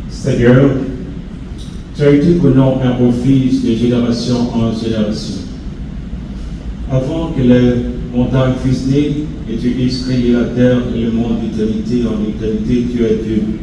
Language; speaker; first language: French; non-native, local second language; Haitian Creole